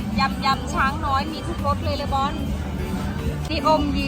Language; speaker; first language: Thai; native; Thai